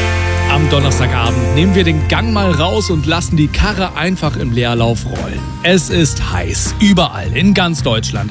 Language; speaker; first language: German; native; German